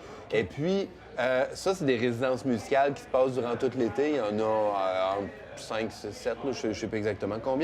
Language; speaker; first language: French; native; French